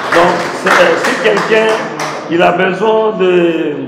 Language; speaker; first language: French; non-native, local second language; Lingala